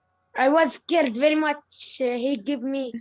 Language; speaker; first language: English; non-native, learner; Arabic